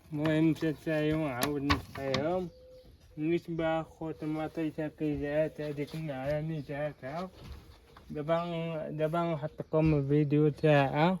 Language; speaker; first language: Arabic; native; Arabic